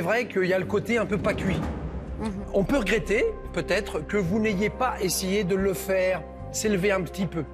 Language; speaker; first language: French; native; French